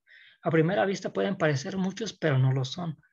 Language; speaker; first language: Spanish; native; Spanish